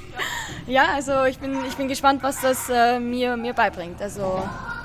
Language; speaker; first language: German; native; German